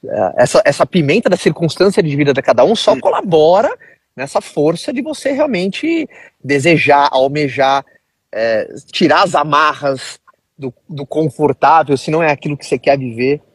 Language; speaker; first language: Portuguese; native; Portuguese